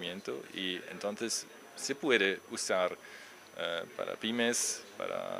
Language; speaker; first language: Spanish; non-native, learner; German